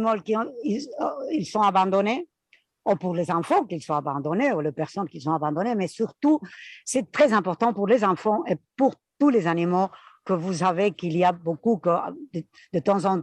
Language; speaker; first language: French; non-native, fluent; Spanish